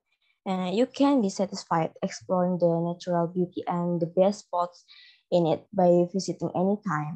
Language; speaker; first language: English; non-native, fluent; Indonesian